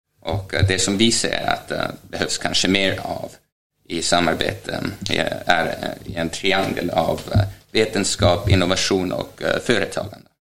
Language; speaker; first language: Swedish; non-native, fluent; Estonian